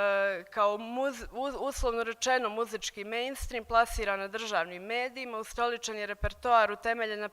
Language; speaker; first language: Bosnian; native; Bosnian